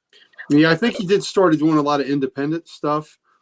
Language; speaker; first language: English; native; English